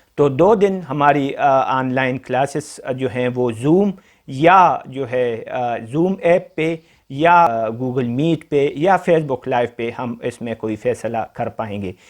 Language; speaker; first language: Urdu; non-native, local second language; Pashto